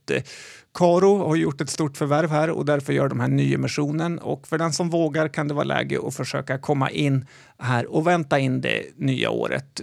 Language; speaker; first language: Swedish; native; Swedish